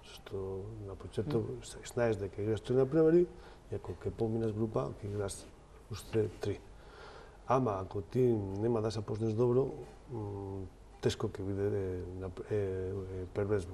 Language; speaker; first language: Macedonian; non-native, learner; Spanish